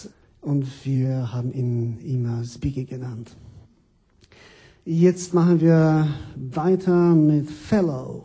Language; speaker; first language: German; non-native, fluent; Polish